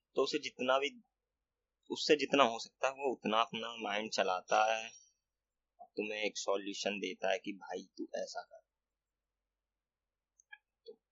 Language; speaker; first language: Hindi; native; Hindi